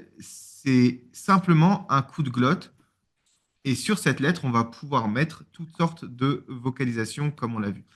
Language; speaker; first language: French; native; French